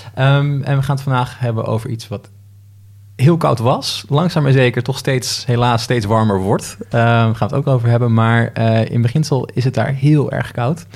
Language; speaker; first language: Dutch; native; Dutch